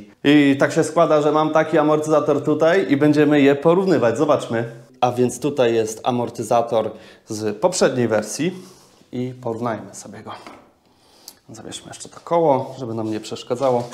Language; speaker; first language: Polish; native; Polish